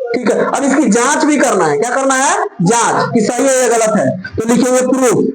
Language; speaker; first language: Hindi; native; Hindi